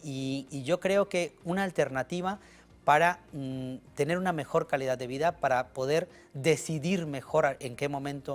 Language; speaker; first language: Spanish; native; Spanish